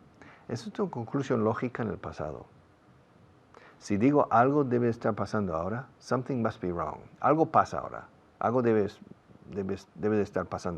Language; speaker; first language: Spanish; non-native, fluent; English